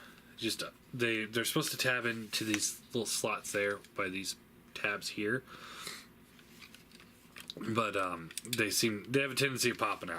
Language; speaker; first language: English; native; English